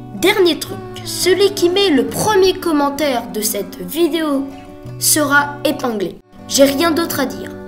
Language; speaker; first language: French; native; French